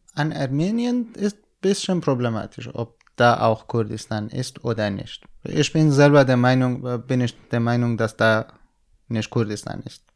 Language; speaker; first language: German; non-native, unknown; Central Kurdish